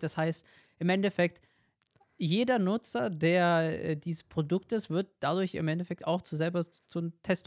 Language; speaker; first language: German; native; German